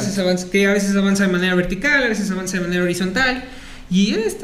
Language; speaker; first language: Spanish; native; Spanish